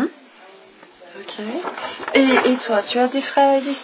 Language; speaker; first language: French; non-native, fluent; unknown